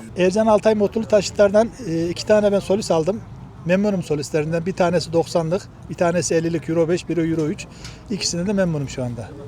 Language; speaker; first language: Turkish; native; Turkish